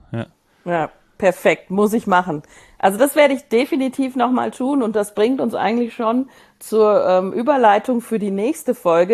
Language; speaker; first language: German; native; German